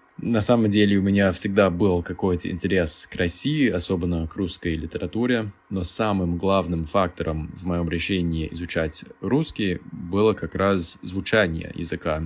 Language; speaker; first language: Russian; non-native, fluent; English